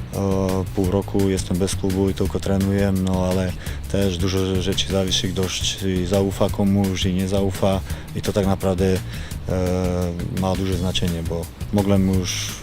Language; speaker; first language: Polish; non-native, learner; Slovak